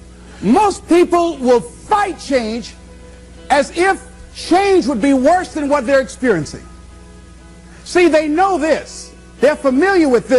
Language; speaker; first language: English; native; English